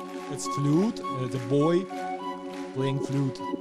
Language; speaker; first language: English; non-native, fluent; Ukrainian